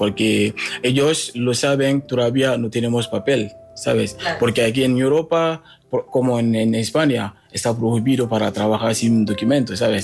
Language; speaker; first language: Spanish; non-native, learner; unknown